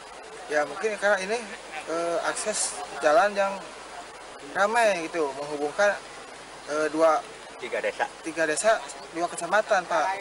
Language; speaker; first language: Indonesian; non-native, local second language; Sundanese